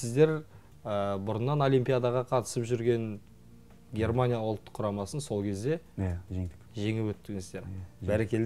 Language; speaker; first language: Kazakh; native; Kazakh